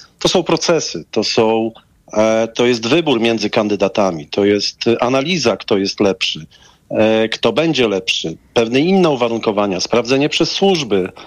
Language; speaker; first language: Polish; native; Polish